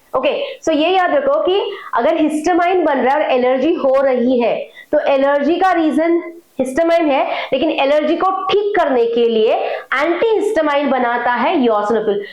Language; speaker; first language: Hindi; non-native, local second language; Marathi